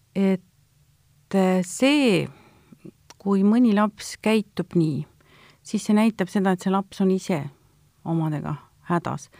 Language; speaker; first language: Estonian; native; Estonian